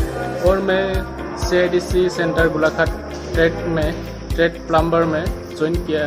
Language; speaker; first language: Hindi; non-native, local second language; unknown